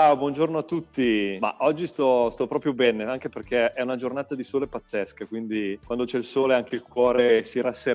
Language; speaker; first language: Italian; native; Italian